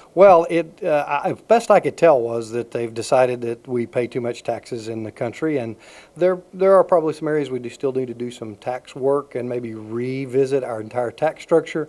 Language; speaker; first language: English; native; English